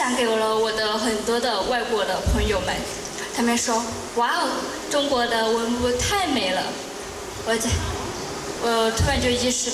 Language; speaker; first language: Chinese; non-native, fluent; Lao